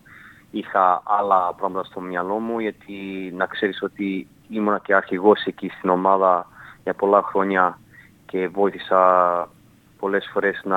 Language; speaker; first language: Greek; early bilingual, heritage; Greek